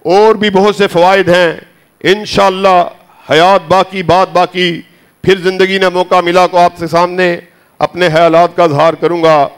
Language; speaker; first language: Urdu; native; Urdu